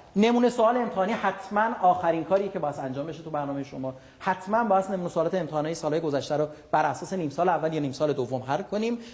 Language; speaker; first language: Persian; native; Persian